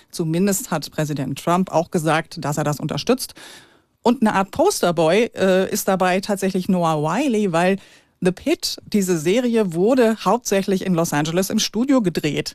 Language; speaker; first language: German; native; German